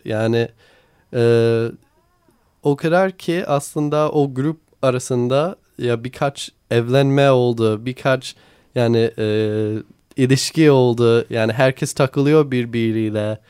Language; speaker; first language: Turkish; non-native, learner; English